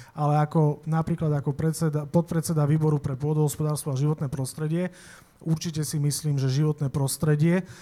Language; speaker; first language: Slovak; native; Slovak